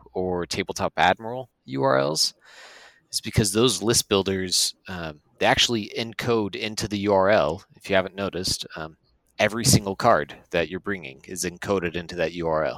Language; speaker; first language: English; native; English